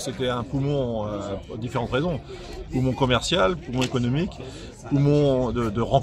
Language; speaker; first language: French; native; French